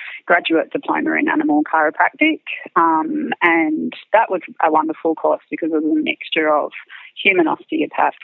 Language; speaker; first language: English; native; English